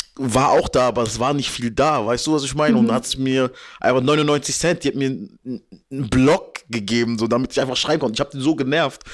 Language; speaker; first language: German; native; German